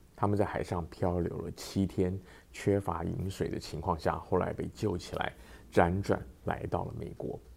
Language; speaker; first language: Chinese; native; Chinese